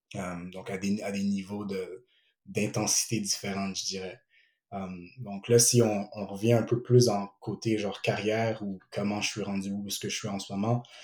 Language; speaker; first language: French; early bilingual, other home language; Ewe